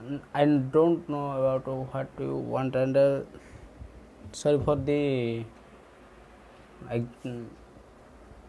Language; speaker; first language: English; non-native, local second language; Odia